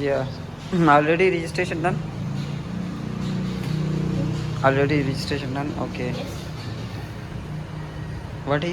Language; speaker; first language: English; non-native, learner; Urdu